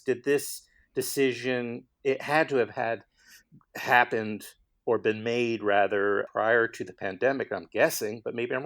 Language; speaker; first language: English; native; English